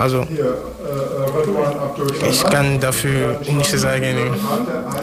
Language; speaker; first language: German; non-native, learner; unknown